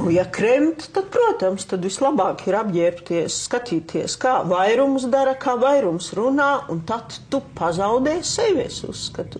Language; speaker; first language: Latvian; native; Latvian